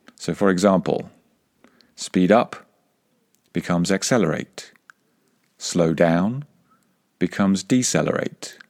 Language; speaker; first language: English; native; English